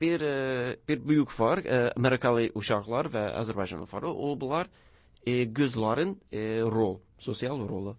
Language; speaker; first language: Azerbaijani; non-native, learner; English